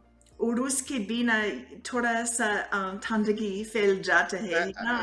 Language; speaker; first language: Hindi; non-native, fluent; Italian